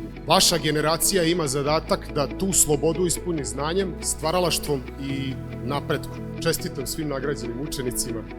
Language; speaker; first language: Serbian; native; Serbian